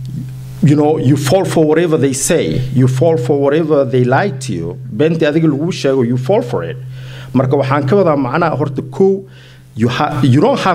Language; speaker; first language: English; early bilingual, heritage; Somali